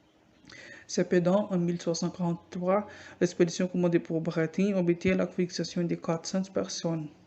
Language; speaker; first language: French; non-native, learner; Portuguese